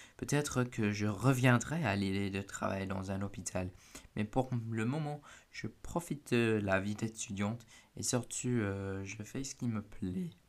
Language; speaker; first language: French; non-native, fluent; English